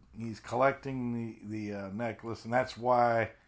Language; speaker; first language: English; native; English